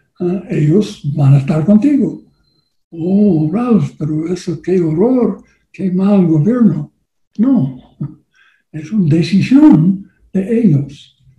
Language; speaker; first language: Spanish; non-native, learner; English